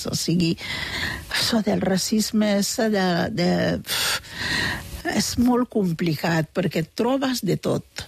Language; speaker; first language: Catalan; non-native, fluent; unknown